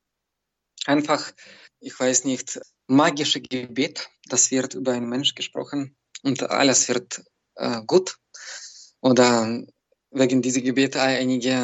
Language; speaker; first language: German; non-native, learner; Belarusian